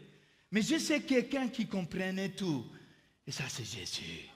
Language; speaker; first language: French; non-native, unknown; English